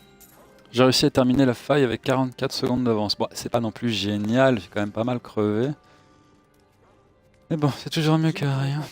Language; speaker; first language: French; native; French